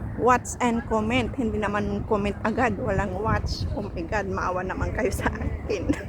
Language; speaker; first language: Filipino; non-native, local second language; Iloko